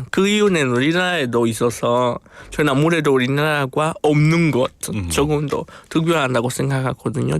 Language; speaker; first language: Korean; non-native, fluent; Spanish